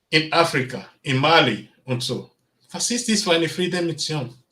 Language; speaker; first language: German; non-native, learner; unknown